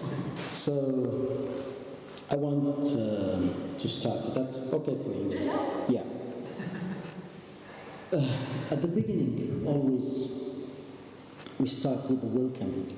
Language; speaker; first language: English; non-native, learner; Arabic